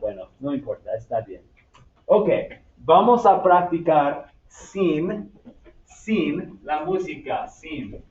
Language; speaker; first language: Spanish; non-native, fluent; English